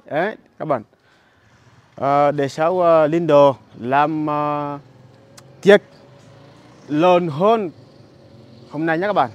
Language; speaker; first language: Vietnamese; non-native, learner; Portuguese